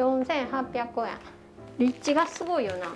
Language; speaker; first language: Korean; non-native, learner; Japanese